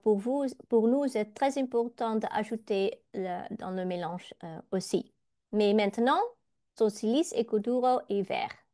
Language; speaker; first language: French; non-native, learner; Dutch